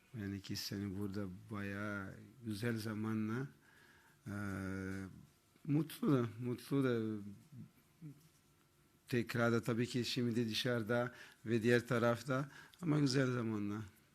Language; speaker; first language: Turkish; non-native, learner; Portuguese